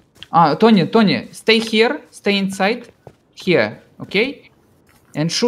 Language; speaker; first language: English; non-native, learner; Russian